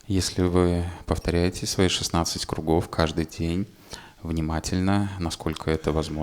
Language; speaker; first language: Russian; native; Russian